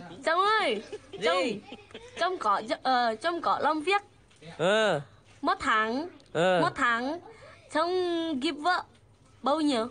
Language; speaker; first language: Vietnamese; non-native, learner; Indonesian